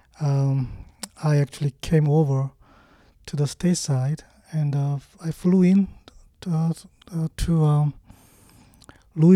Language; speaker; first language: English; non-native, fluent; Korean